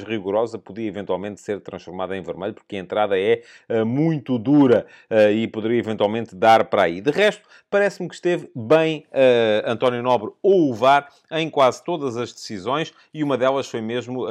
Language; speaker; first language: Portuguese; native; Portuguese